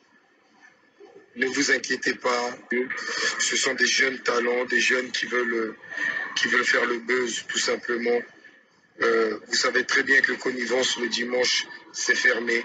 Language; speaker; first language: French; non-native, local second language; Lingala